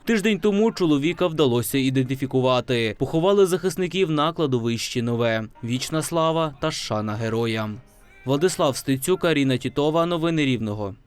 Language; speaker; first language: Ukrainian; native; Ukrainian